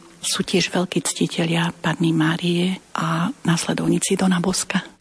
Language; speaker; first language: Slovak; native; Slovak